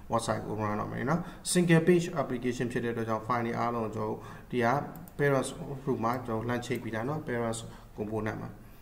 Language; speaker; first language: Burmese; native; Burmese